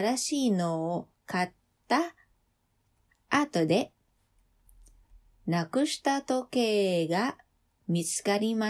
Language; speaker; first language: Japanese; non-native, learner; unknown